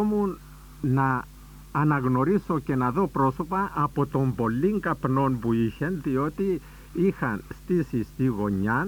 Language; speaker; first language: Greek; native; Greek